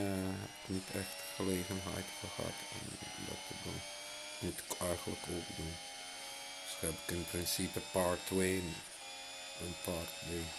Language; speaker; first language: Dutch; non-native, local second language; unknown